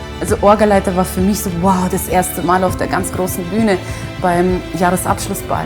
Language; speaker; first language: German; native; German